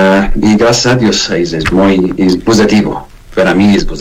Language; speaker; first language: Spanish; non-native, learner; Arabic